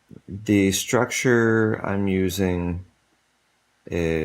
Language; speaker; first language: English; native; English